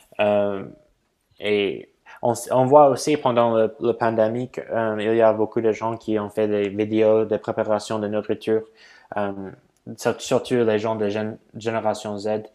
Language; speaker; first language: French; non-native, learner; English